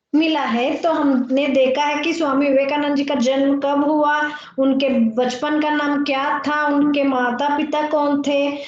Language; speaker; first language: Hindi; non-native, local second language; Kannada